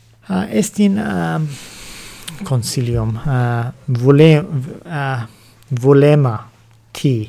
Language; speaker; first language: Greek; non-native, fluent; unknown